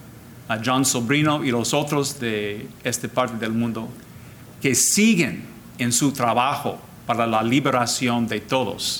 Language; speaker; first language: Spanish; non-native, fluent; English